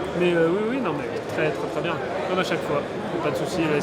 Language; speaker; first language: French; native; French